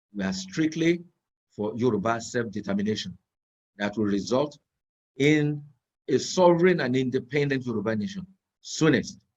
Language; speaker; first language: English; non-native, local second language; Yoruba